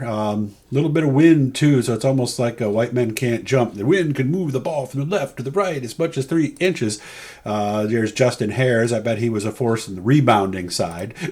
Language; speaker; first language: English; native; English